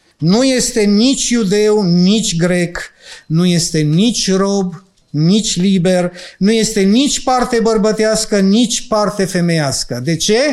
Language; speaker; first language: Romanian; non-native, local second language; Ukrainian